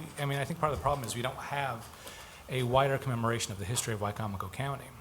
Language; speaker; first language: English; native; English